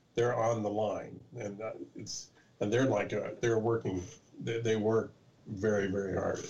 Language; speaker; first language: English; native; English